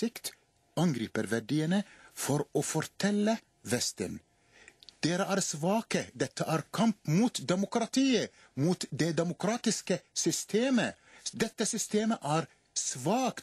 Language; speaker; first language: Norwegian; non-native, fluent; Arabic